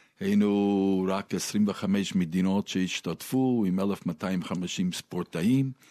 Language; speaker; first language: Hebrew; non-native, fluent; English